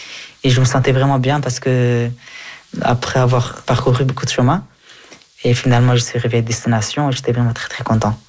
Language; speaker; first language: French; early bilingual, other home language; Persian